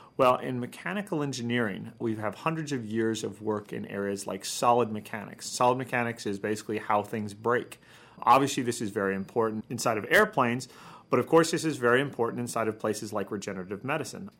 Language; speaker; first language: English; native; English